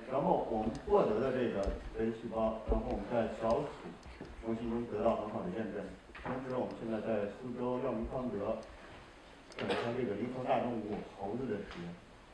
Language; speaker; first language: Chinese; native; Chinese